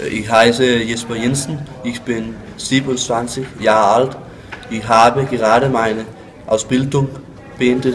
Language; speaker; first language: German; non-native, learner; Danish